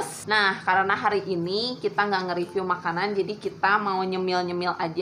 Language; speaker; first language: Indonesian; native; Indonesian